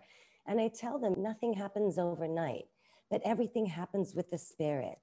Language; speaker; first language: English; native; English